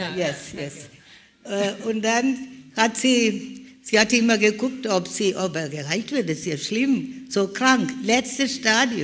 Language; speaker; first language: German; non-native, learner; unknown